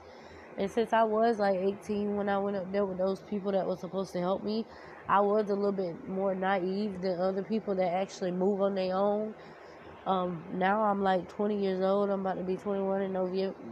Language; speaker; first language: English; native; English